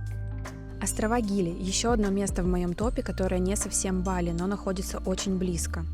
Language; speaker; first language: Russian; native; Russian